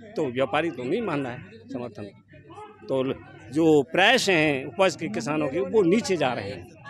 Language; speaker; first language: Hindi; native; Hindi